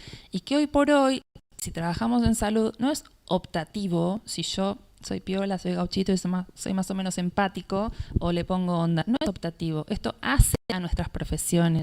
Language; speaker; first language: Spanish; native; Spanish